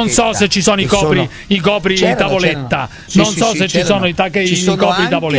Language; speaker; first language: Italian; native; Italian